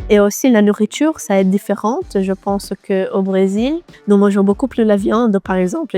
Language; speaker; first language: French; non-native, fluent; Portuguese